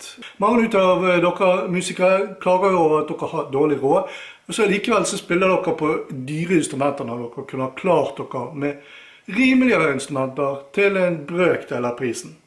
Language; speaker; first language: Norwegian; native; Norwegian